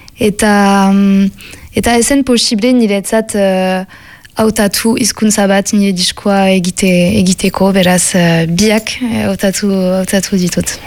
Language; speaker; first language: Basque; non-native, local second language; French